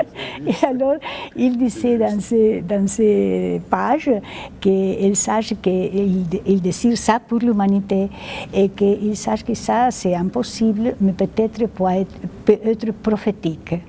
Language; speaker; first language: French; non-native, fluent; Spanish